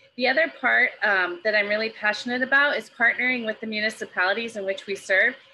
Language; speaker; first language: English; native; English